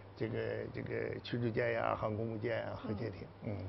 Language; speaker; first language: Chinese; native; Chinese